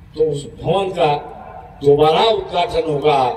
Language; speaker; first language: Hindi; non-native, local second language; Marathi